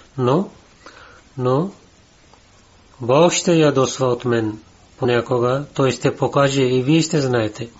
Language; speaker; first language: Bulgarian; non-native, learner; Urdu